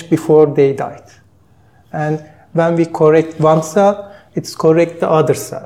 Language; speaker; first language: English; non-native, learner; Turkish